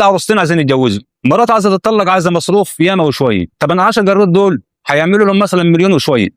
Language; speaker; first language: Arabic; native; Arabic